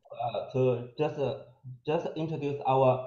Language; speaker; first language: English; non-native, fluent; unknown